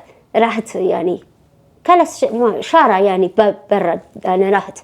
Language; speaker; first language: Arabic; non-native, learner; Amharic